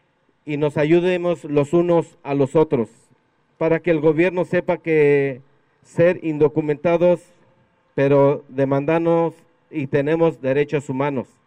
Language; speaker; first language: Spanish; native; Spanish